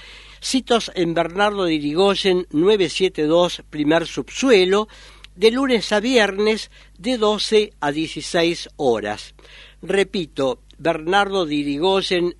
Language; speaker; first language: Spanish; native; Spanish